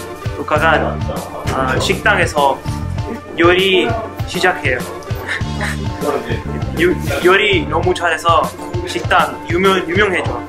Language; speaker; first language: Korean; non-native, learner; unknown